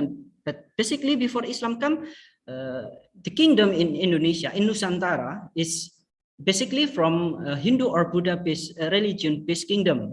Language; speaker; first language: English; non-native, fluent; Indonesian